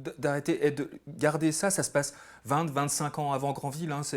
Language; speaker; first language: French; native; French